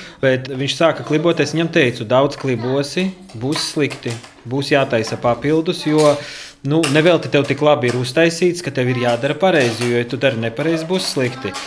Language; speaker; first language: Latvian; native; Latvian